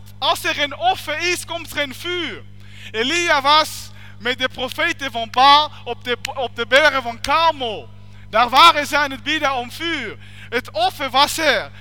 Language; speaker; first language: Dutch; non-native, fluent; French